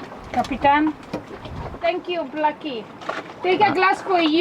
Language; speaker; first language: English; non-native, learner; Spanish